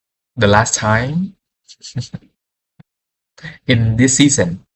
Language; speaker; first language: English; non-native, fluent; Vietnamese